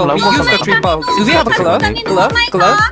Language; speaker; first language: English; non-native, learner; Korean